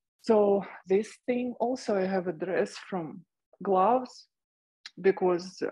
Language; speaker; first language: English; non-native, fluent; Russian